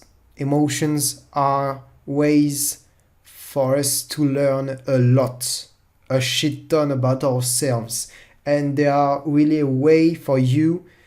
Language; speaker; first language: English; non-native, fluent; French